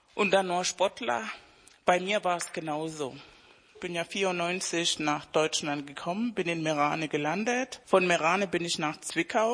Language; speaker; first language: German; non-native, fluent; Spanish